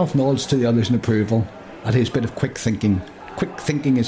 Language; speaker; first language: English; native; English